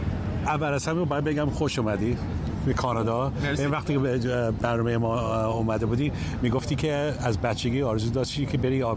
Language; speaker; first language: Persian; early bilingual, heritage; English